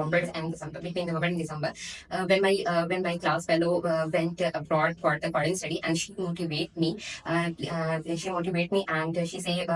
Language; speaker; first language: English; non-native, learner; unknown